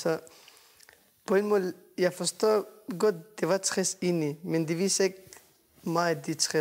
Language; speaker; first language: Danish; non-native, learner; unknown